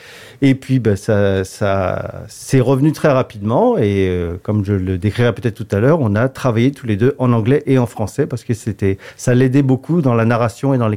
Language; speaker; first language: French; native; French